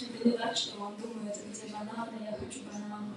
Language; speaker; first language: Russian; native; Russian